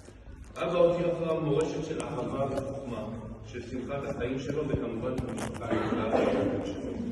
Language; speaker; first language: Hebrew; native; Hebrew